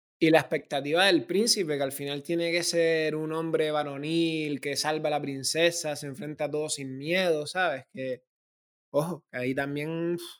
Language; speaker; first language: Spanish; native; Spanish